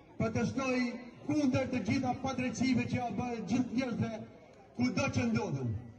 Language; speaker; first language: Albanian; native; Albanian